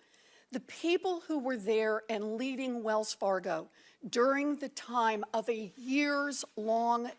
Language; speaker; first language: English; native; English